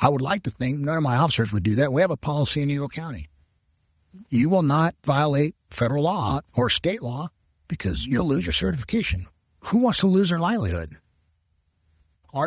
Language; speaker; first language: English; non-native, local second language; Spanish